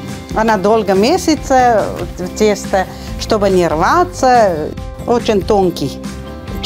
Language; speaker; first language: Russian; non-native, fluent; Armenian